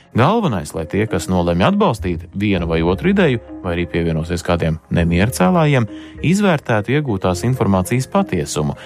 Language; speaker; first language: Latvian; native; Latvian